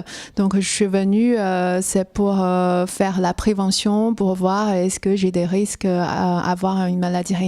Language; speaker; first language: French; non-native, fluent; Chinese